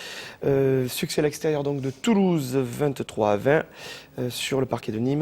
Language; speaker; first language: French; native; French